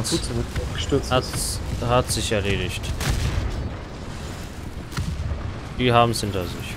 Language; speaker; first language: German; native; German